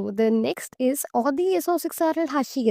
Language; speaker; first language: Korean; non-native, learner; Hindi